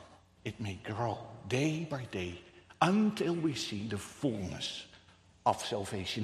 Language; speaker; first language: English; non-native, fluent; Dutch